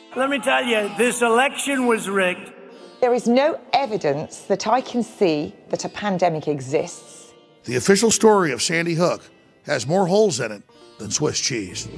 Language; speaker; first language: English; non-native, fluent; German